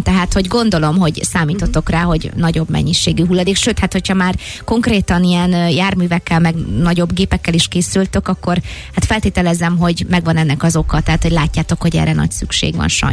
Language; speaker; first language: Hungarian; native; Hungarian